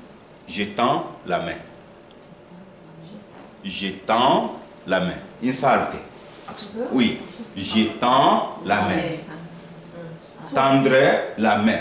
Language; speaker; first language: French; non-native, fluent; Korean